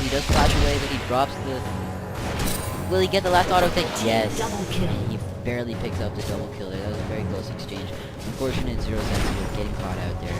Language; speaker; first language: English; native; English